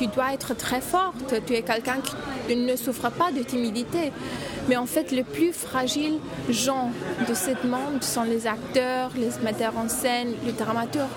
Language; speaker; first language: French; non-native, fluent; Romanian